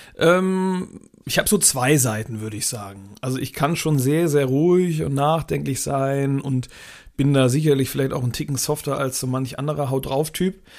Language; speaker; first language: German; native; German